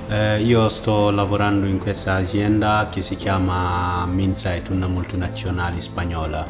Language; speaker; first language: Italian; non-native, fluent; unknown